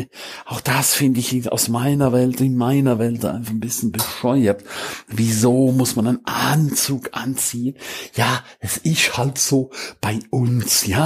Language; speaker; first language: German; native; German